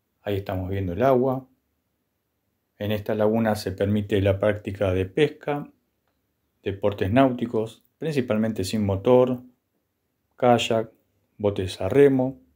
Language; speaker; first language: Spanish; native; Spanish